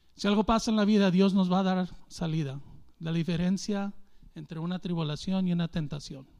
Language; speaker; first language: Spanish; early bilingual, heritage; English